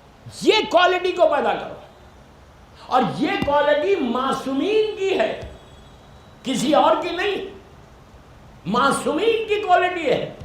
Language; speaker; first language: Urdu; native; Urdu